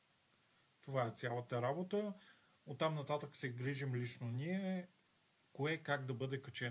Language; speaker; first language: Bulgarian; native; Bulgarian